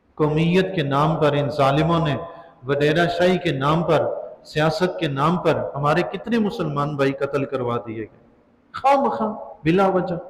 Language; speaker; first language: Urdu; non-native, local second language; Northern Hindko